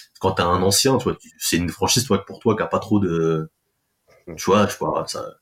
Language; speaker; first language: French; native; French